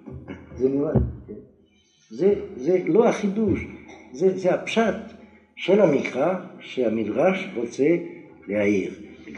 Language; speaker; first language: Hebrew; non-native, fluent; French